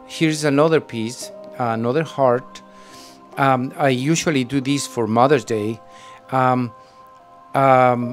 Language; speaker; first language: English; non-native, fluent; Spanish